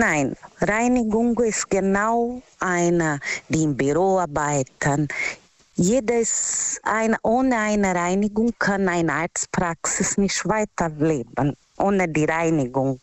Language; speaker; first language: German; non-native, learner; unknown